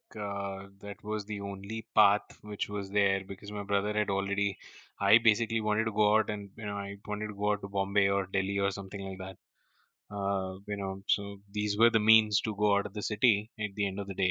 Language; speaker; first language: English; non-native, local second language; Hindi